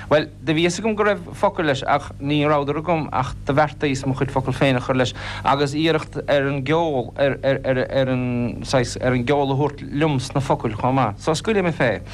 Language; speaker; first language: Irish; non-native, local second language; English